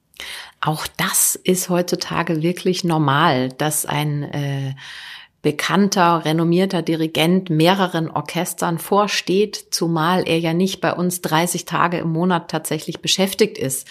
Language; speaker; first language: German; native; German